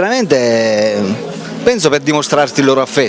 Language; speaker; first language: Italian; native; Italian